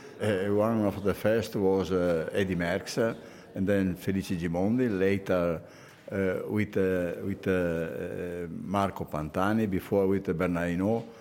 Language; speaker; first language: English; non-native, fluent; Italian